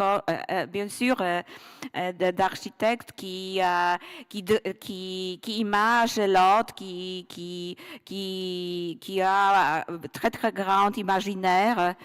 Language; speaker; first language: French; non-native, learner; Polish